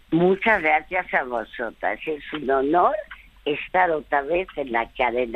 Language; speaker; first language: Spanish; early bilingual, other home language; French